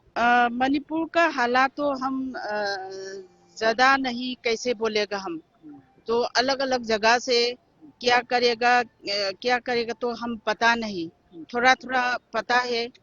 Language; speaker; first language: Hindi; non-native, local second language; Manipuri